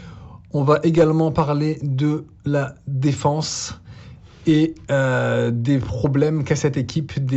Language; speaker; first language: French; native; French